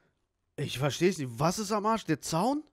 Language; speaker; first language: German; native; German